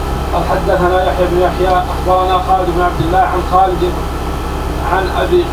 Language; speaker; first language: Arabic; native; Arabic